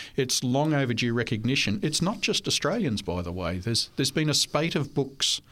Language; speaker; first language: English; non-native, local second language; French